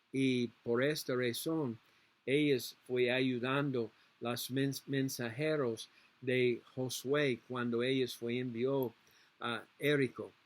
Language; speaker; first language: Spanish; non-native, learner; English